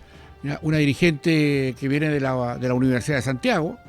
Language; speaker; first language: Spanish; native; Spanish